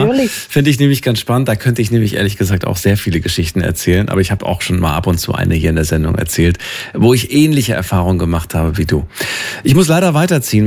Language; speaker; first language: German; native; German